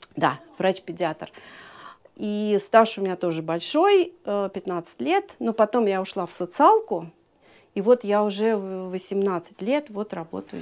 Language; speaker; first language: Russian; native; Russian